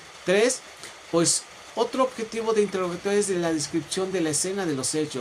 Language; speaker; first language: Spanish; native; Spanish